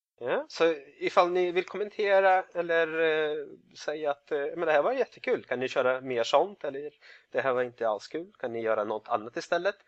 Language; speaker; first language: Swedish; non-native, fluent; Russian